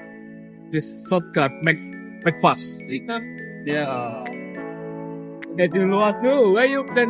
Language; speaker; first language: English; non-native, learner; Indonesian